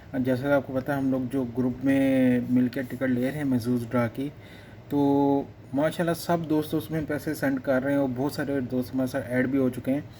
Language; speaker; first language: Urdu; non-native, local second language; Punjabi